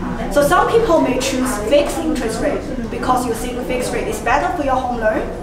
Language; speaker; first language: English; non-native, fluent; Chinese